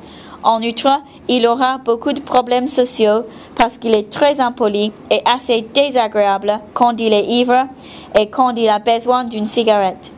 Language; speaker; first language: French; non-native, fluent; English